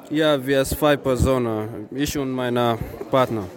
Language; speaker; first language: German; non-native, learner; Arabic